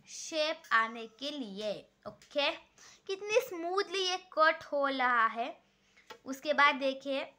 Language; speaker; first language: Hindi; non-native, local second language; Marathi